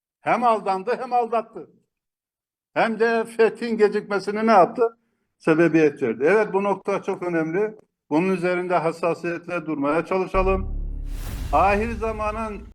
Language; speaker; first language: Turkish; native; Turkish